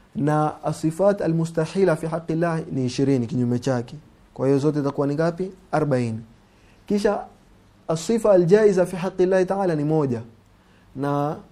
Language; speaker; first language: Swahili; native; Swahili